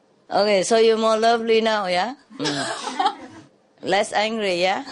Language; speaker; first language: English; non-native, fluent; Vietnamese